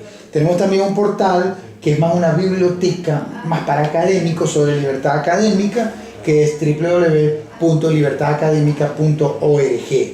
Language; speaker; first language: Spanish; native; Spanish